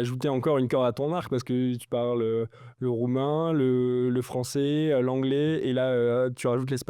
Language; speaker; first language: French; native; French